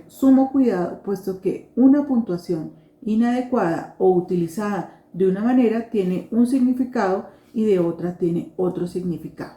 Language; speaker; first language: Spanish; native; Spanish